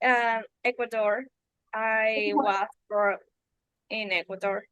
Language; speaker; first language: English; non-native, learner; Spanish